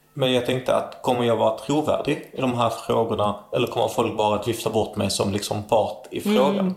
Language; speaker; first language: Swedish; early bilingual, other home language; Arabic